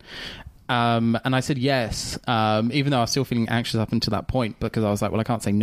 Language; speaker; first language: English; native; English